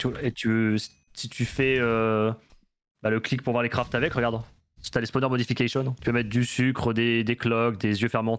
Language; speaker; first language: French; native; French